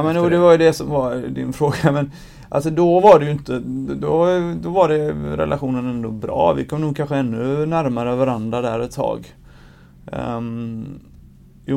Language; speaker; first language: Swedish; native; Swedish